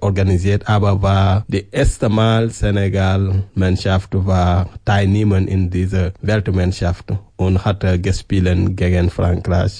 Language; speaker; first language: German; non-native, learner; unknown